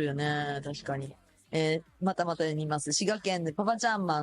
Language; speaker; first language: Japanese; native; Japanese